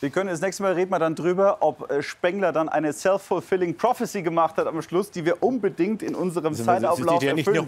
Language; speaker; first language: German; native; German